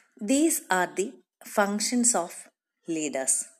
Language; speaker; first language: English; non-native, local second language; Malayalam